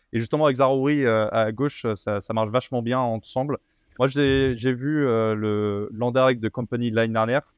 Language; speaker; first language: French; native; French